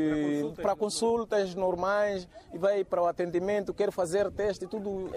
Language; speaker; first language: Portuguese; non-native, local second language; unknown